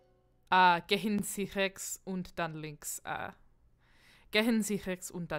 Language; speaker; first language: German; non-native, learner; English